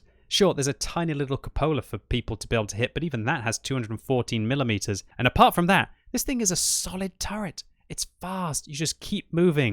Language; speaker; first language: English; native; English